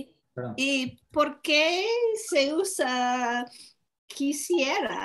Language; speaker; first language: Spanish; non-native, learner; English